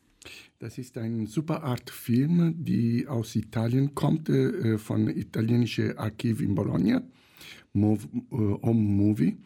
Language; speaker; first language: German; non-native, fluent; Italian